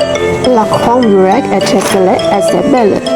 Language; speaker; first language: French; non-native, learner; Vietnamese